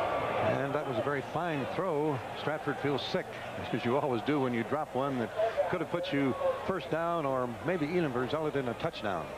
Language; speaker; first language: English; native; English